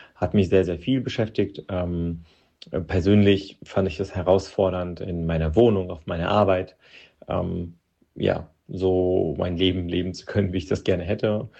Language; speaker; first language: German; non-native, fluent; Russian